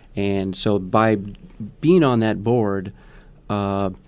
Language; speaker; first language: English; native; English